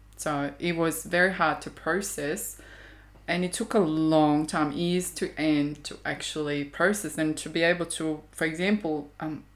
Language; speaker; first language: English; non-native, fluent; Croatian